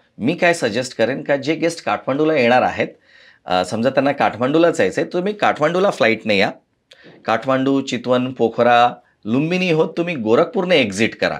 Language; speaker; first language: Marathi; non-native, fluent; Nepali